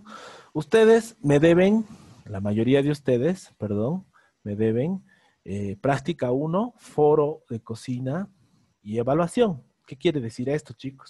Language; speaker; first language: Spanish; native; Spanish